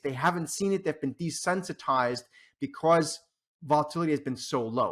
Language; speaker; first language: English; native; English